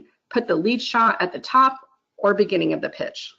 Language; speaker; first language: English; native; English